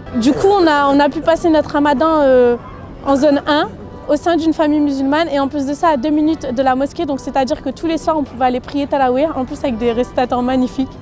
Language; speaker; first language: French; early bilingual, other home language; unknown